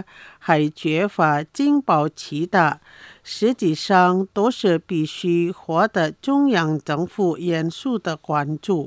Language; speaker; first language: Chinese; non-native, fluent; Indonesian